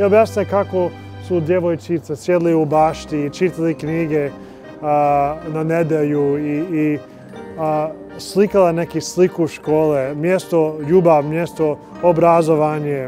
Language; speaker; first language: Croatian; non-native, learner; English